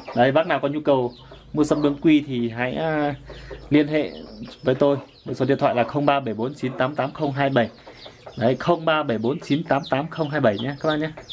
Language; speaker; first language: Vietnamese; non-native, local second language; Iu Mien